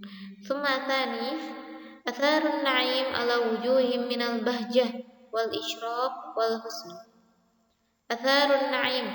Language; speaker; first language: Arabic; non-native, fluent; Indonesian